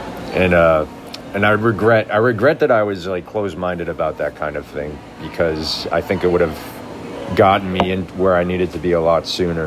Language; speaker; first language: English; native; English